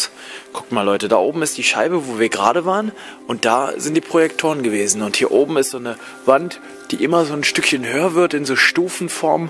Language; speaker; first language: German; native; German